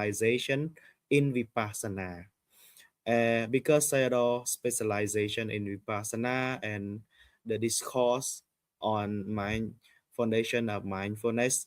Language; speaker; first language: English; non-native, fluent; Khmer